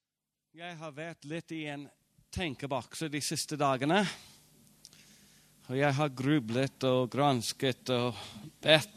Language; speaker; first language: Norwegian; non-native, fluent; English